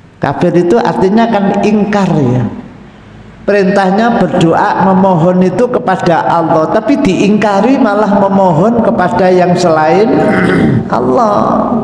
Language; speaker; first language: Indonesian; native; Indonesian